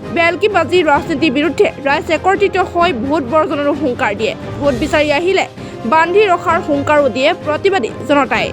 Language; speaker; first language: Assamese; native; Assamese